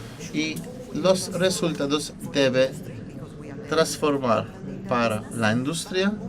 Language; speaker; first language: Spanish; non-native, fluent; Italian